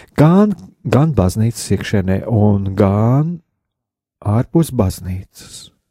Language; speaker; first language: Latvian; native; Latvian